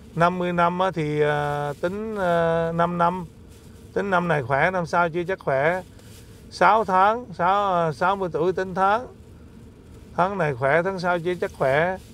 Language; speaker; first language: Vietnamese; native; Vietnamese